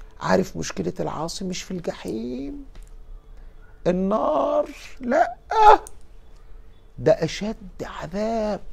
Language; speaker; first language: Arabic; native; Arabic